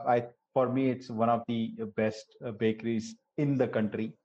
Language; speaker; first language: English; non-native, local second language; Gujarati